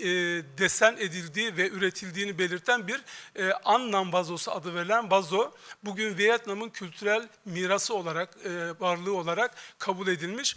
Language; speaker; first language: Turkish; native; Turkish